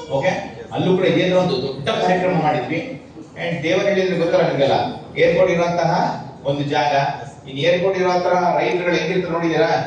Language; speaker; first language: Kannada; native; Kannada